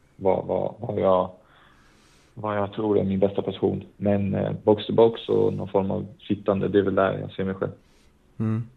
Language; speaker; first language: Swedish; native; Swedish